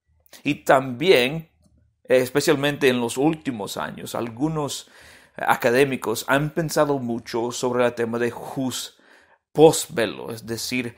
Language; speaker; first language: Spanish; non-native, fluent; English